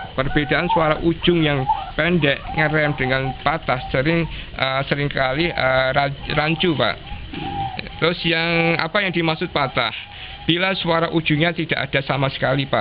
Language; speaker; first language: Indonesian; non-native, local second language; Javanese